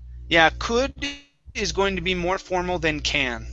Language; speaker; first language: English; native; English